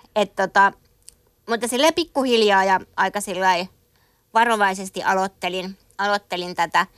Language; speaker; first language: Finnish; native; Finnish